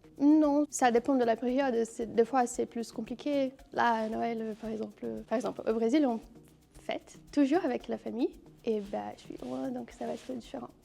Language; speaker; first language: French; non-native, fluent; Portuguese